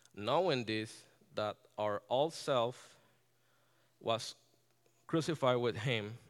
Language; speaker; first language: English; non-native, fluent; Spanish